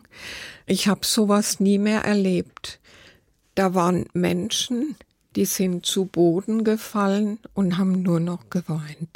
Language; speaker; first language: German; native; German